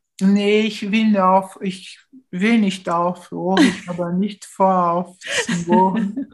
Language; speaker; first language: German; non-native, fluent; Portuguese